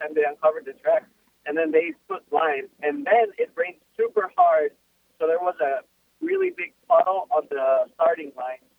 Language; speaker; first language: English; non-native, fluent; Spanish